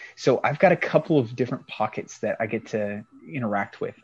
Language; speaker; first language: English; native; English